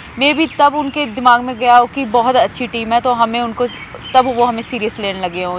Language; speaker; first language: Hindi; native; Hindi